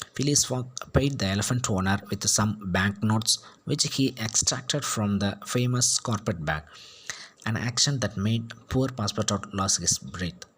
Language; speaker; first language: English; non-native, local second language; Tamil